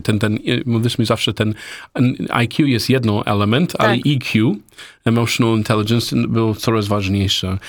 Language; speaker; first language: Polish; non-native, learner; English